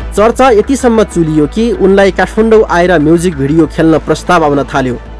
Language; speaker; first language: Nepali; native; Nepali